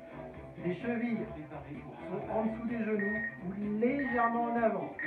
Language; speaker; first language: French; native; French